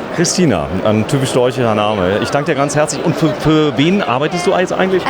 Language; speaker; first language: German; native; German